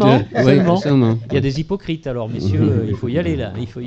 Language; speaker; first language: French; native; French